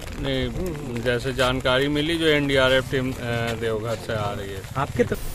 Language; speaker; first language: Hindi; native; Hindi